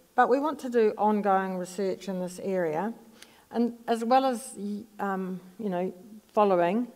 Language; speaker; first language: English; native; English